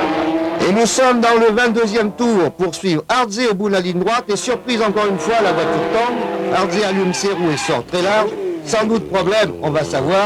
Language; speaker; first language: French; native; French